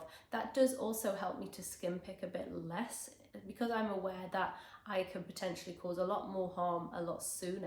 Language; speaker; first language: English; native; English